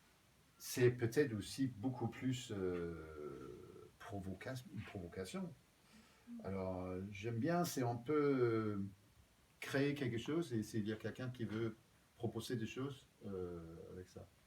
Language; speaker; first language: French; non-native, fluent; Danish